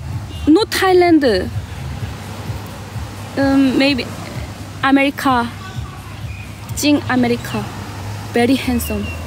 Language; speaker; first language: English; non-native, learner; Thai